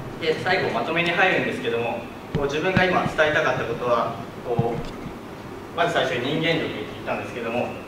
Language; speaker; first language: Japanese; native; Japanese